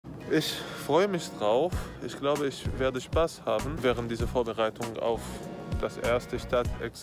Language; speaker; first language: German; non-native, fluent; Arabic